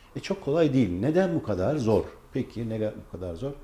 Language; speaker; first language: Turkish; native; Turkish